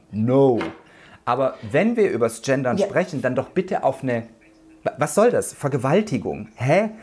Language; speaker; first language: German; native; German